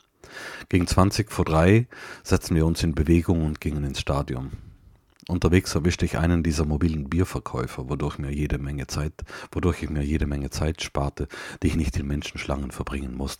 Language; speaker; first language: German; native; German